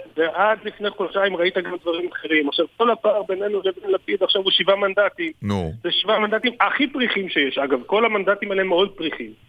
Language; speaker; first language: Hebrew; native; Hebrew